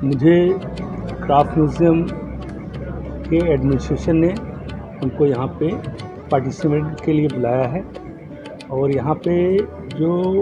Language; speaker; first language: Hindi; native; Hindi